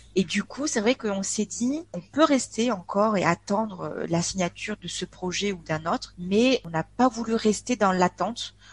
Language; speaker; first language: French; native; French